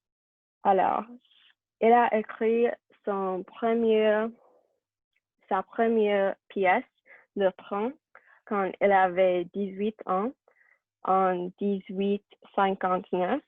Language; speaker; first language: French; non-native, learner; English